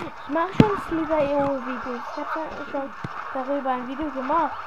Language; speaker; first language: German; early bilingual, other home language; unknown